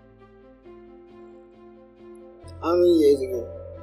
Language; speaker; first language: English; non-native, local second language; Yoruba